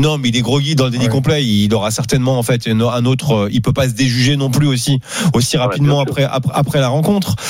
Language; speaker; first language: French; native; French